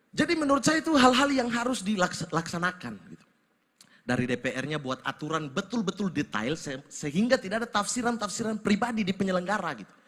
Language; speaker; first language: Indonesian; native; Indonesian